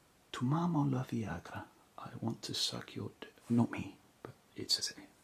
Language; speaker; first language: English; native; English